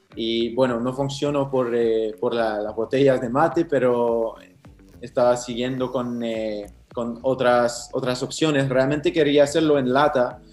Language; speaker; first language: Spanish; non-native, fluent; English